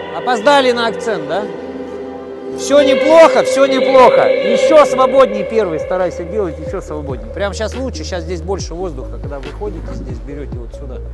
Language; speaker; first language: Russian; native; Russian